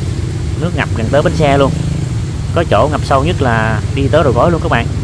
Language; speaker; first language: Vietnamese; native; Vietnamese